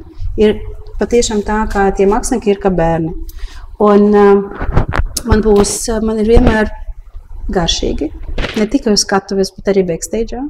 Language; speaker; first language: Latvian; early bilingual, heritage; Latvian